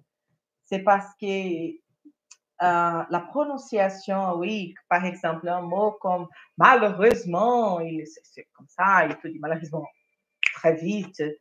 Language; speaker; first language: French; non-native, fluent; Portuguese